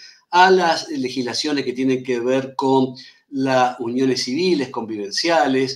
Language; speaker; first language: Spanish; native; Spanish